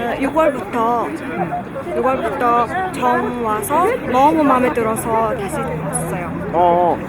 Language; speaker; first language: Korean; non-native, learner; Mongolian